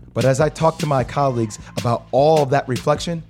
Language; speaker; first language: English; native; English